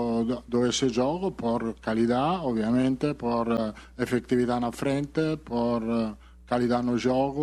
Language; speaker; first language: Portuguese; non-native, learner; Spanish